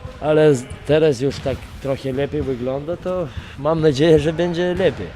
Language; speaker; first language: Polish; non-native, fluent; Lithuanian